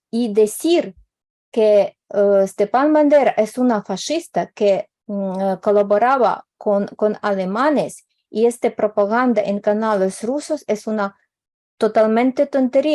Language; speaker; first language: Spanish; non-native, fluent; Ukrainian